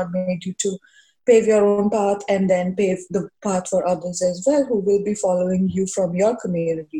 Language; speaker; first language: English; non-native, local second language; Hindi